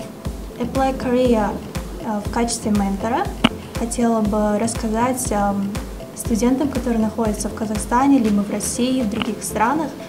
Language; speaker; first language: Russian; non-native, local second language; Kazakh